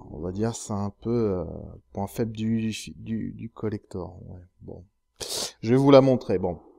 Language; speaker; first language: French; native; French